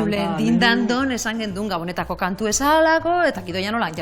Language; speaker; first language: Basque; native; Basque